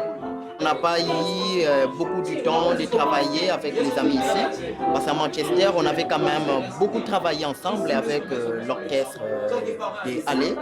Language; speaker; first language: French; non-native, local second language; Lingala